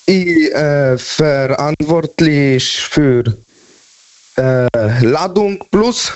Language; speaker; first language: German; non-native, learner; Polish